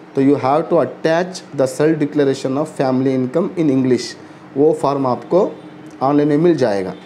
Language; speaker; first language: Hindi; non-native, local second language; Urdu